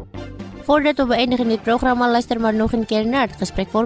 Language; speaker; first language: Dutch; non-native, fluent; Indonesian